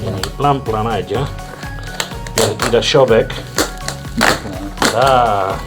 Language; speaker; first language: Indonesian; non-native, fluent; Dutch